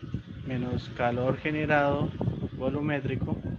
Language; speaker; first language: Spanish; native; Spanish